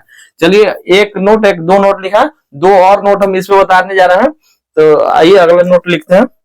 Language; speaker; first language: Hindi; native; Hindi